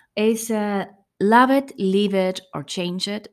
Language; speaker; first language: Spanish; non-native, fluent; German